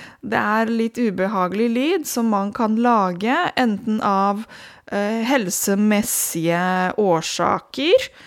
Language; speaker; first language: Norwegian; non-native, fluent; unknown